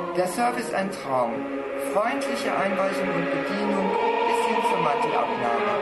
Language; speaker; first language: German; native; German